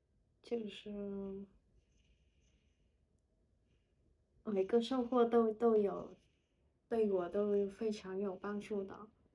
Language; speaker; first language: Chinese; non-native, learner; Vietnamese